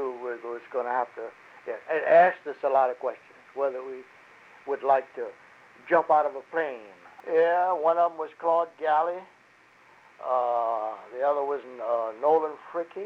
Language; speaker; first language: English; early bilingual, other home language; French